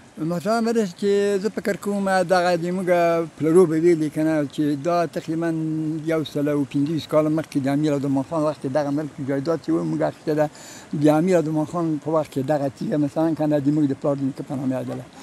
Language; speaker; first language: Pashto; native; Pashto